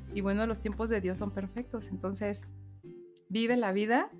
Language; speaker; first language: Spanish; native; Spanish